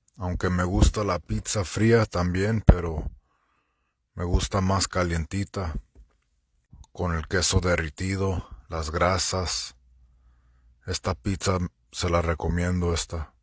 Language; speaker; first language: Spanish; early bilingual, heritage; Spanish